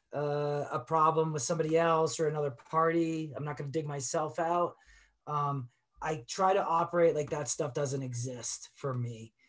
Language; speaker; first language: English; native; English